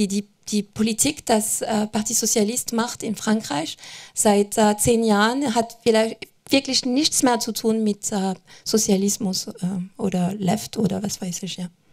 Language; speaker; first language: German; non-native, fluent; French